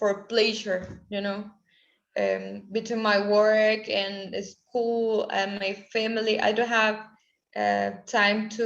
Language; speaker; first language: English; non-native, learner; Spanish